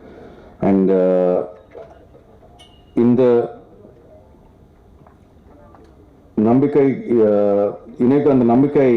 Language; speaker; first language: Tamil; non-native, learner; Telugu